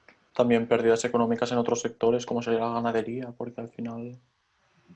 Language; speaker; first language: Spanish; native; Spanish